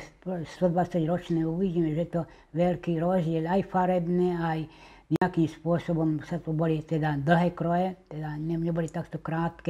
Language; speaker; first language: Slovak; native; Slovak